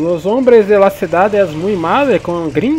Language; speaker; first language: Spanish; non-native, learner; Portuguese